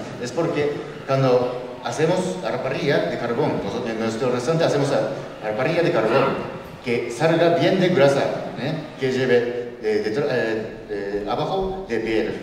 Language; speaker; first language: Spanish; non-native, learner; Japanese